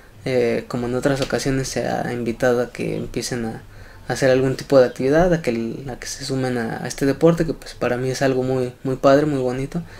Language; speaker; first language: Spanish; native; Spanish